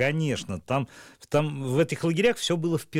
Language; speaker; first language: Russian; native; Russian